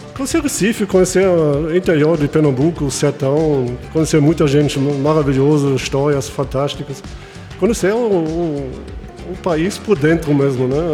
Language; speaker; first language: Portuguese; non-native, fluent; German